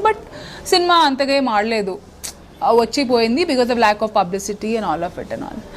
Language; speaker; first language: Telugu; non-native, local second language; Hindi